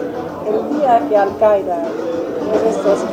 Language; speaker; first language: Spanish; non-native, fluent; German